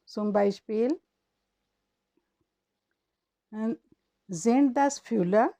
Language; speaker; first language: German; non-native, learner; Urdu